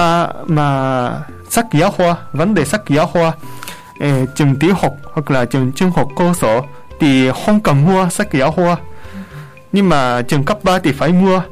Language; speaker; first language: Vietnamese; non-native, fluent; Japanese